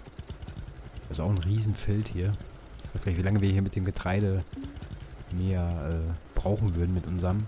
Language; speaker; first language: German; native; German